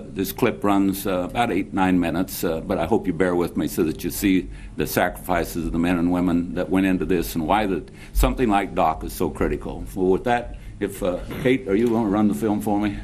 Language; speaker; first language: English; native; English